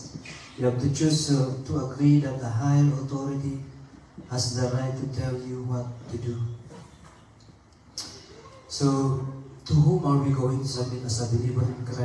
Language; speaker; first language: English; non-native, local second language; Filipino